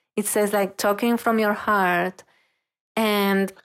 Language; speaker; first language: English; non-native, fluent; Romanian